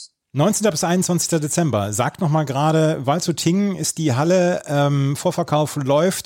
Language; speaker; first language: German; native; German